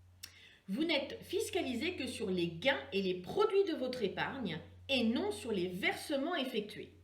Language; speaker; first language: French; native; French